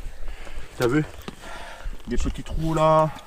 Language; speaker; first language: French; native; French